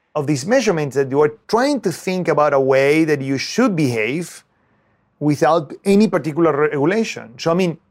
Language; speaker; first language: English; non-native, fluent; Spanish